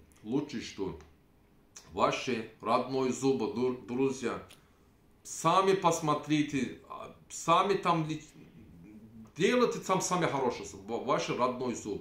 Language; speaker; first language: Russian; non-native, learner; Turkish